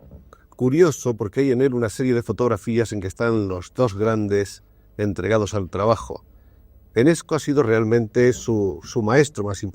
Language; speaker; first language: Spanish; native; Spanish